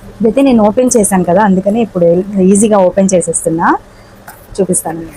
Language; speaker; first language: Telugu; non-native, local second language; Urdu